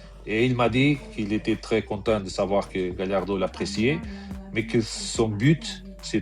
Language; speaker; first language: French; non-native, fluent; Portuguese